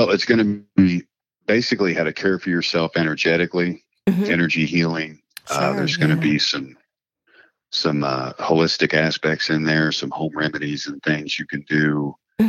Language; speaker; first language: English; native; English